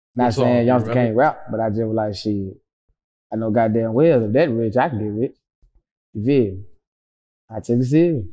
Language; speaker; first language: English; native; English